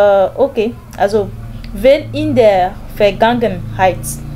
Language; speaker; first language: German; non-native, fluent; French